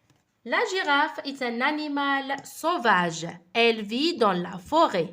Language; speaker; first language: French; non-native, fluent; Arabic